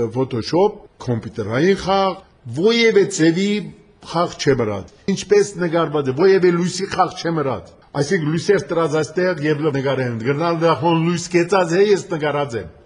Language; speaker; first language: Armenian; early bilingual, heritage; Armenian